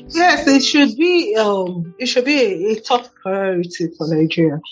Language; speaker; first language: English; non-native, local second language; Igbo